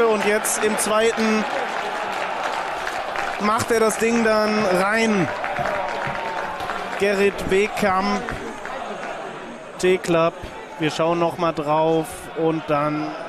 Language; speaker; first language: German; native; German